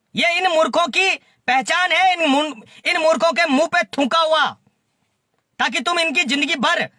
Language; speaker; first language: Hindi; native; Hindi